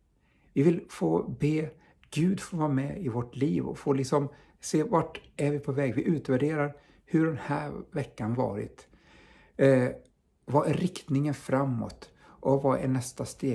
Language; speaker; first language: Swedish; native; Swedish